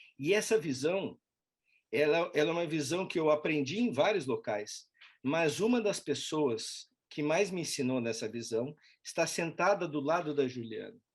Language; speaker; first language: Portuguese; native; Portuguese